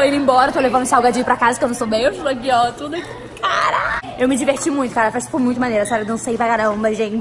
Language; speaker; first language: Portuguese; native; Portuguese